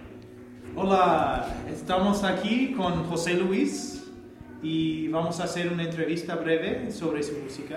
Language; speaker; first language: Spanish; non-native, learner; English